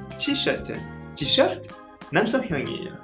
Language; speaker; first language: Korean; non-native, learner; French